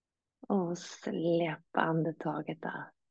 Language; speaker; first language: Swedish; native; Swedish